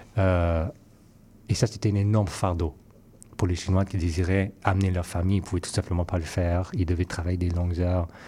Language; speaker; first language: French; non-native, fluent; English